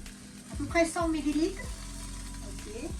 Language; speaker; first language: French; non-native, learner; Thai